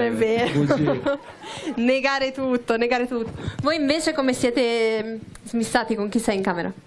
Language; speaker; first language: Italian; native; Italian